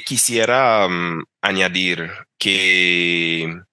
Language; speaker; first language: Spanish; non-native, fluent; English